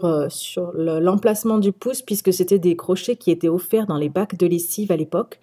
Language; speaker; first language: French; native; French